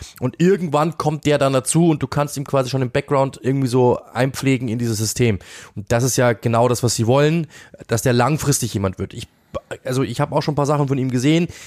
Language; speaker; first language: German; native; German